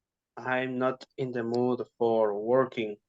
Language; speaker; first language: English; non-native, learner; Spanish